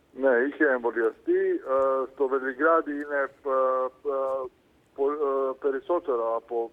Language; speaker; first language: Greek; non-native, fluent; Serbian